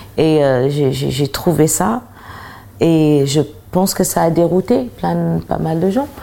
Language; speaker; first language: French; early bilingual, other home language; English